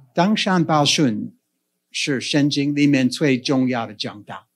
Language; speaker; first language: Chinese; non-native, fluent; English